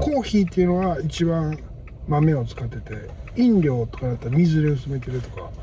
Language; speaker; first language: Japanese; native; Japanese